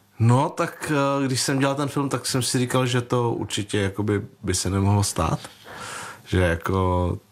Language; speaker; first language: Czech; early bilingual, other home language; Vietnamese